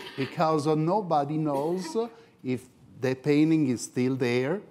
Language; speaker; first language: English; non-native, fluent; Italian